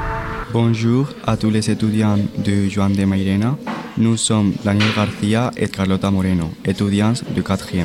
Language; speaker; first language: French; non-native, learner; Spanish